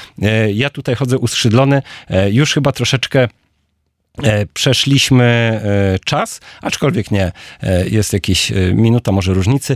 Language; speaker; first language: Polish; native; Polish